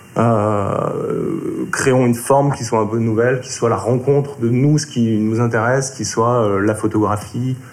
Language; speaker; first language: French; native; French